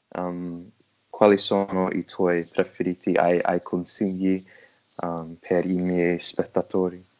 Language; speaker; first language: Italian; non-native, learner; English